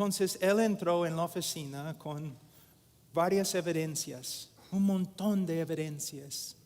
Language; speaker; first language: Spanish; non-native, fluent; English